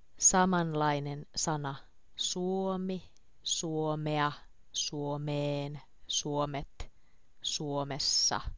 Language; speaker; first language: Finnish; non-native, fluent; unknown